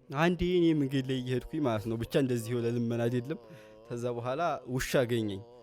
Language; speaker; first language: Amharic; native; Amharic